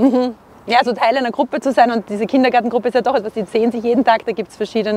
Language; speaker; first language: German; native; German